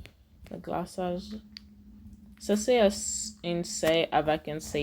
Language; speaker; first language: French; non-native, learner; English